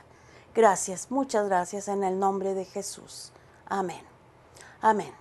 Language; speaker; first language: Spanish; native; Spanish